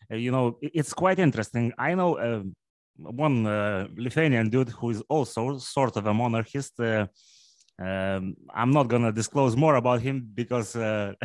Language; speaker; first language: English; non-native, fluent; Lithuanian